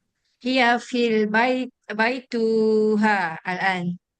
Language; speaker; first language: Arabic; non-native, learner; Malay